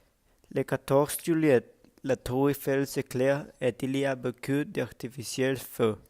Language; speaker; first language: French; non-native, learner; Spanish